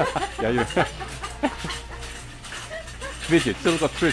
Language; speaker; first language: Polish; non-native, learner; English